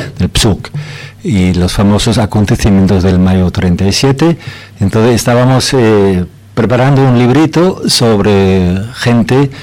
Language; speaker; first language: Spanish; non-native, fluent; German